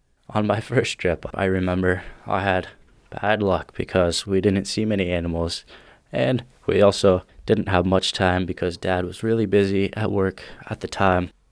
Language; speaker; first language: English; native; English